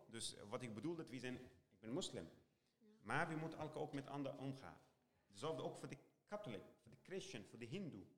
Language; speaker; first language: Dutch; non-native, learner; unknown